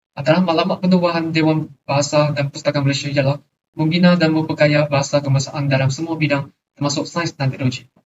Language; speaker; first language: Malay; non-native, local second language; Chinese